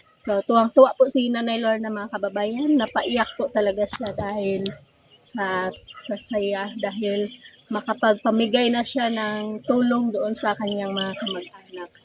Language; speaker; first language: Filipino; non-native, local second language; Cebuano